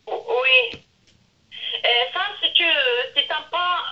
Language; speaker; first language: French; non-native, local second language; Arabic